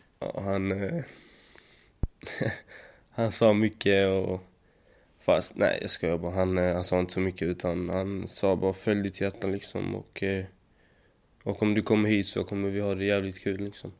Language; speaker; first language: Swedish; native; Swedish